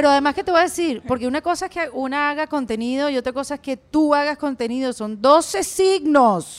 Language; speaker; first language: Spanish; native; Spanish